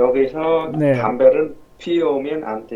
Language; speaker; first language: Korean; non-native, learner; Vietnamese